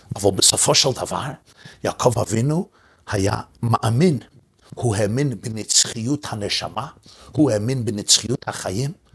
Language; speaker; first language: Hebrew; early bilingual, heritage; English